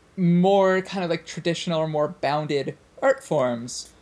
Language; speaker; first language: English; native; English